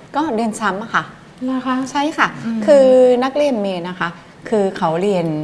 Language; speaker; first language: Thai; non-native, fluent; Japanese